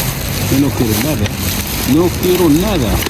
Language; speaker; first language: Spanish; non-native, learner; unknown